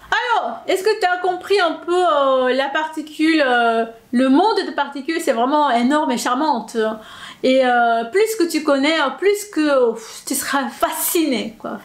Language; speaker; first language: French; non-native, fluent; Korean